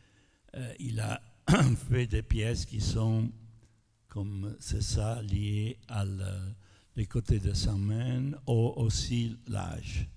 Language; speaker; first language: French; non-native, fluent; Italian